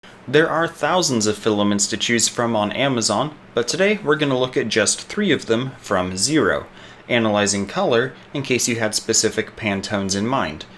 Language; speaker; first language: English; native; English